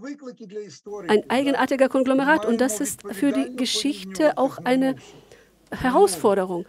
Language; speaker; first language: German; non-native, fluent; Ukrainian